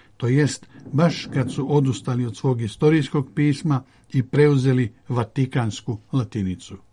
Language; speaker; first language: Serbian; native; Serbian